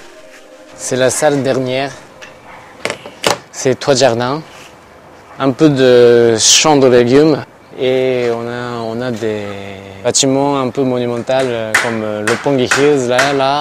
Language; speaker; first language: French; non-native, learner; Japanese